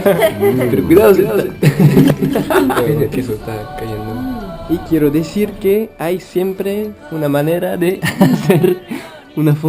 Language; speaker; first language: Spanish; non-native, learner; French